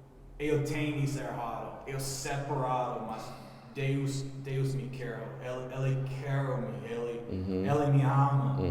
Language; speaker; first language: Portuguese; non-native, learner; English